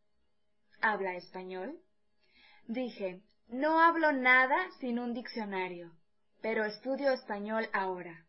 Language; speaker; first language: Spanish; non-native, learner; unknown